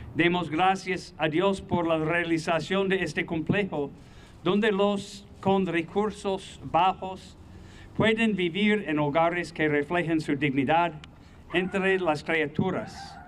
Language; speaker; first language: Spanish; non-native, fluent; English